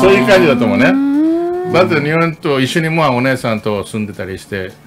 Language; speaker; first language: Japanese; non-native, fluent; English